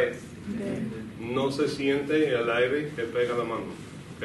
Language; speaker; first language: Spanish; non-native, fluent; English